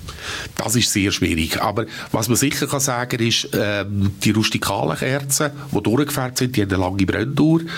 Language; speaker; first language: German; native; German